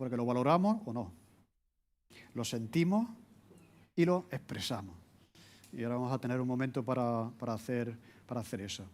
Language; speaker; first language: Spanish; native; Spanish